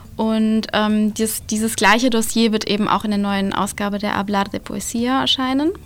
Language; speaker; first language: German; native; German